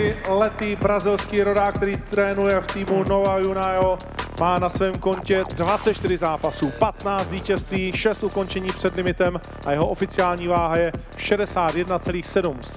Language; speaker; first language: Czech; native; Czech